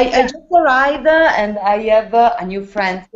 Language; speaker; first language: English; non-native, learner; Italian